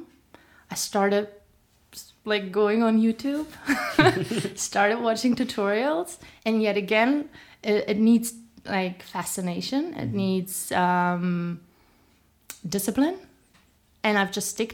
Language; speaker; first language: English; non-native, fluent; German